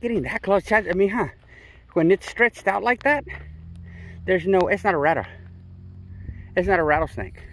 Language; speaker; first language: English; native; English